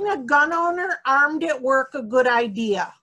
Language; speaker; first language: English; native; English